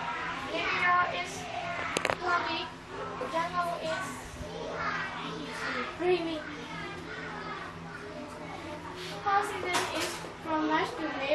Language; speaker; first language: English; non-native, learner; Burmese